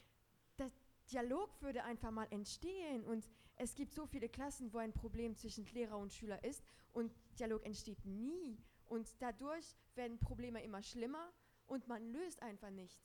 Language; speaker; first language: German; non-native, local second language; Luxembourgish